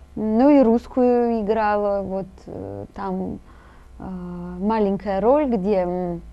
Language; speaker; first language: Russian; non-native, fluent; Italian